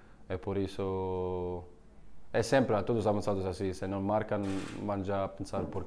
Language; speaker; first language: Portuguese; non-native, learner; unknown